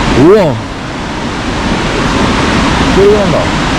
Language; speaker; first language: Korean; native; Korean